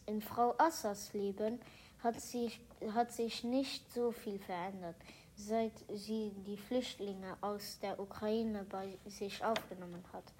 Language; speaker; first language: German; non-native, local second language; Luxembourgish